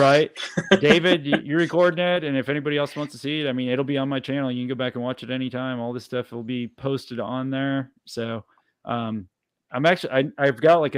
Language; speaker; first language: English; native; English